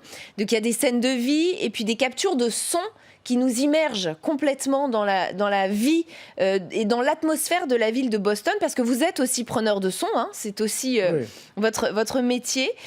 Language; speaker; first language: French; native; French